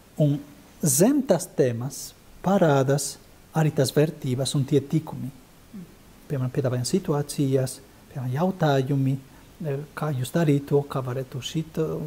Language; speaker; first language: Latvian; non-native, fluent; Spanish